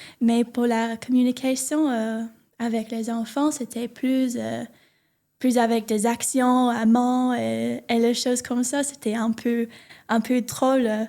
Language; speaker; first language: French; non-native, learner; English